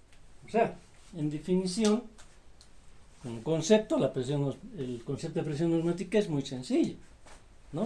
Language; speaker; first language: Spanish; native; Spanish